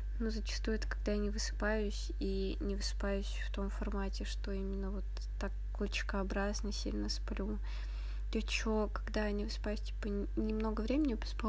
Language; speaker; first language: Russian; native; Russian